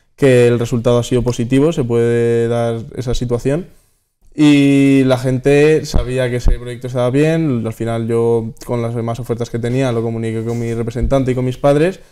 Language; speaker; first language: Spanish; native; Spanish